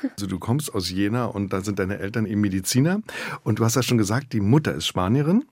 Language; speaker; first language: German; native; German